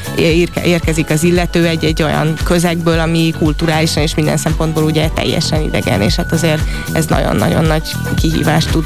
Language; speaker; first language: Hungarian; native; Hungarian